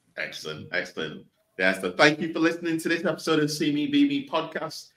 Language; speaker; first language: English; native; English